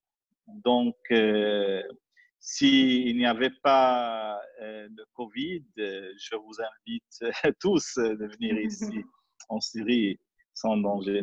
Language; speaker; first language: French; non-native, fluent; Arabic